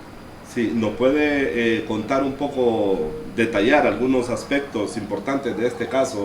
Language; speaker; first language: Spanish; native; Spanish